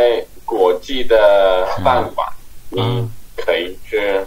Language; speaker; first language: Chinese; non-native, learner; English